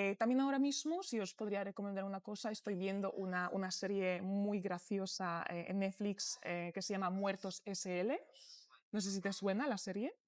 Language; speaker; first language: Spanish; non-native, fluent; Polish